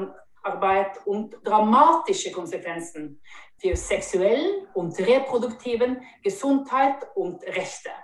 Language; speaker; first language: German; non-native, fluent; Norwegian